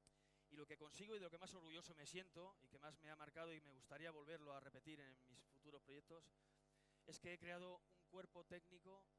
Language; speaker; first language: Spanish; native; Spanish